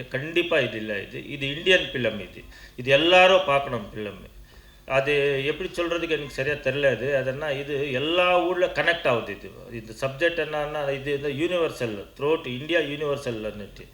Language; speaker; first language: Tamil; non-native, learner; Kannada